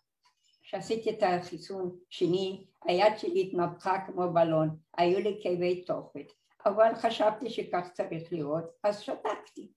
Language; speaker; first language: Hebrew; non-native, fluent; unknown